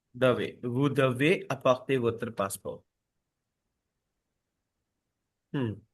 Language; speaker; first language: French; non-native, fluent; Hindi